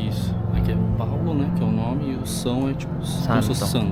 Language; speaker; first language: Portuguese; native; Portuguese